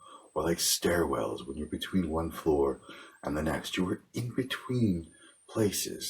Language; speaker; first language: English; native; English